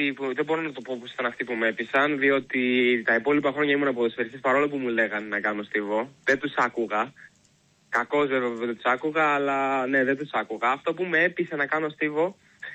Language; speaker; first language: Greek; native; Greek